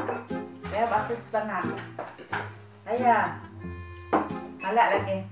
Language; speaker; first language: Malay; non-native, local second language; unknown